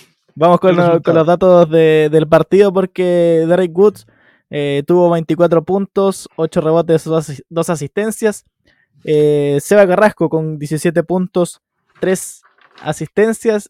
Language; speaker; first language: Spanish; native; Spanish